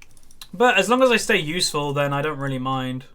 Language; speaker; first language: English; native; English